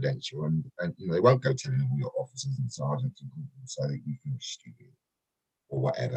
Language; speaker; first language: English; native; English